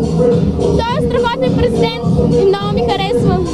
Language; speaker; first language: Bulgarian; non-native, learner; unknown